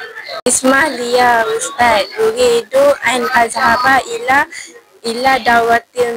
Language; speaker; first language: Arabic; non-native, learner; Malay